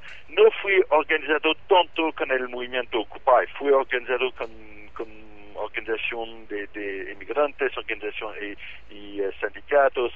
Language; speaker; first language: Spanish; non-native, fluent; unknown